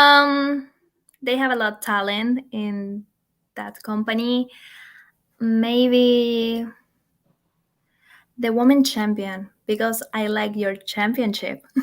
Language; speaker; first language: English; non-native, learner; Spanish